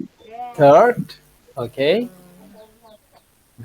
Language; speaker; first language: English; non-native, fluent; Indonesian